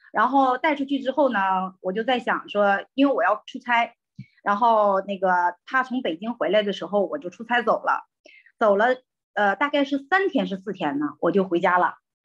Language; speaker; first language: Chinese; native; Chinese